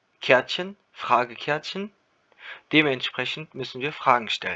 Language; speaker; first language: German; non-native, fluent; Turkish